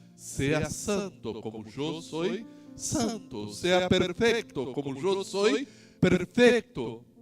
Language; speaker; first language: Spanish; non-native, fluent; Portuguese